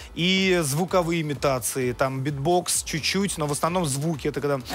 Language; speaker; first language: Russian; native; Russian